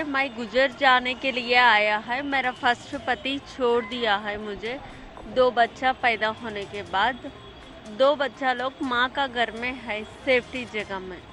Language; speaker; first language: Hindi; non-native, local second language; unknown